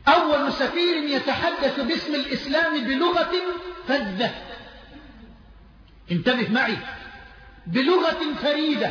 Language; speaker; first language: Arabic; native; Arabic